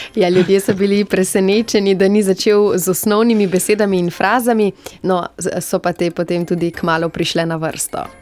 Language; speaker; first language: Slovenian; native; Slovenian